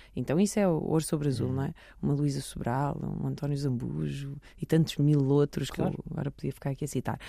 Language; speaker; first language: Portuguese; early bilingual, heritage; Portuguese